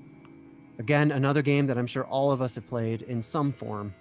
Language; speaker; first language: English; native; English